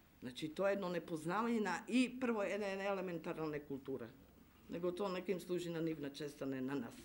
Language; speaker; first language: Macedonian; early bilingual, heritage; Macedonian